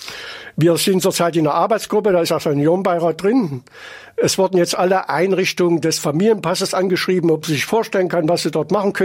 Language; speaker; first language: German; native; German